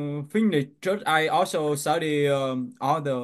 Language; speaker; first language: English; non-native, learner; Vietnamese